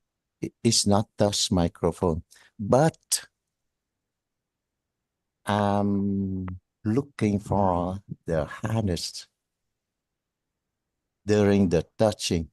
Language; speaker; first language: English; non-native, learner; Vietnamese